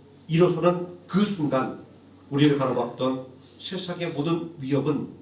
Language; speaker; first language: Korean; native; Korean